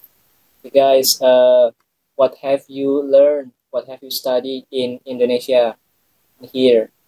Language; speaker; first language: English; non-native, learner; Indonesian